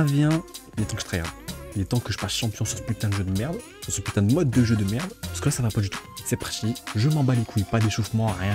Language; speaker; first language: French; native; French